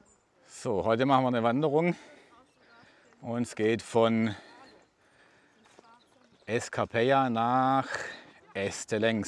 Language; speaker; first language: German; native; German